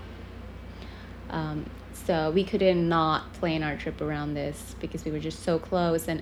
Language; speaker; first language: English; non-native, local second language; Tamil